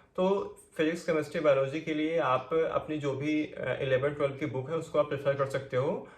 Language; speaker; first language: Hindi; native; Hindi